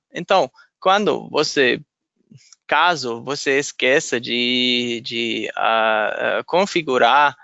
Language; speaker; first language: Portuguese; non-native, fluent; German